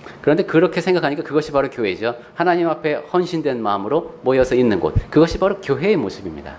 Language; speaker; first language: Korean; native; Korean